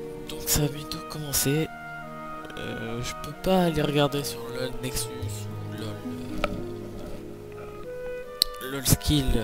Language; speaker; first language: French; native; French